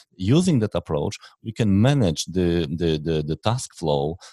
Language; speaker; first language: English; non-native, fluent; Polish